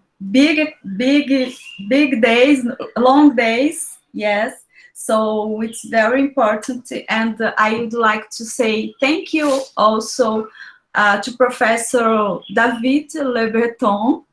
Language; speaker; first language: English; non-native, learner; Portuguese